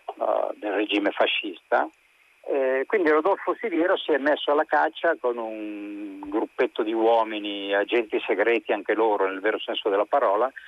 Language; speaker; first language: Italian; native; Italian